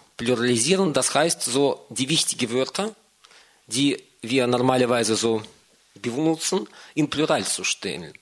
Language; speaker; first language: German; non-native, fluent; Russian